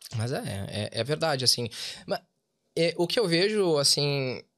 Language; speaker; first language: Portuguese; native; Portuguese